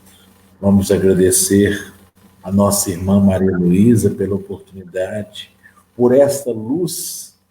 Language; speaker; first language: Portuguese; native; Portuguese